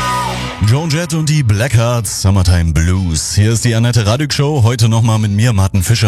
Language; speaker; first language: German; native; German